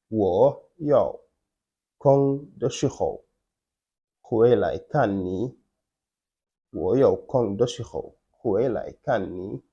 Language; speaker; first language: Chinese; non-native, fluent; Wolof